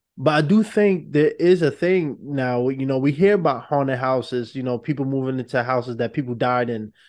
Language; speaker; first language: English; native; English